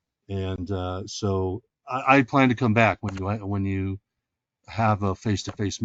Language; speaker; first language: English; native; English